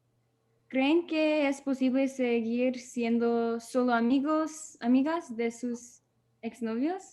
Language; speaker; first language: Spanish; non-native, learner; English